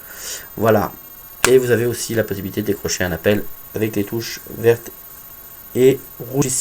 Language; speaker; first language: French; native; French